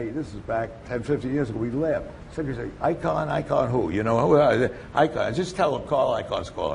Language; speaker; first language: English; native; English